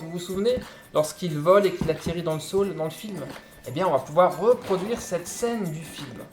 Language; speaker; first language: French; native; French